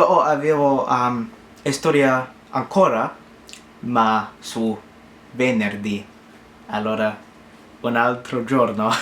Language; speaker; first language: Italian; non-native, learner; English